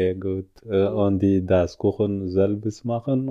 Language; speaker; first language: German; non-native, learner; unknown